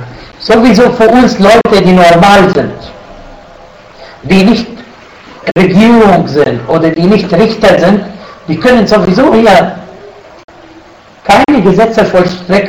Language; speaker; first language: German; non-native, fluent; Arabic